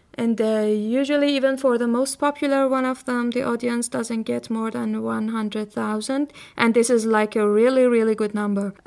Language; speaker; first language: English; non-native, fluent; Persian